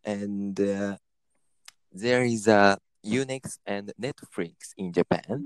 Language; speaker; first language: English; non-native, learner; Japanese